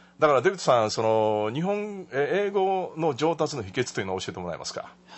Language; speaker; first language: Japanese; native; Japanese